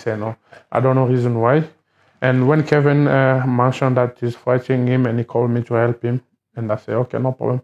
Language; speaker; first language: English; non-native, learner; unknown